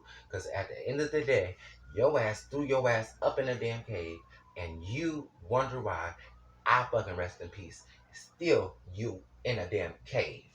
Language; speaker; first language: English; native; English